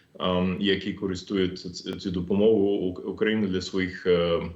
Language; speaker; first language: Ukrainian; non-native, fluent; English